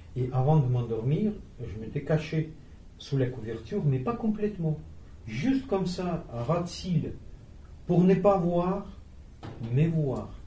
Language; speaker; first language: French; non-native, fluent; Russian